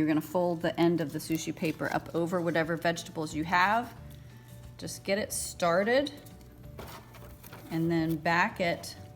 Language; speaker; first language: English; native; English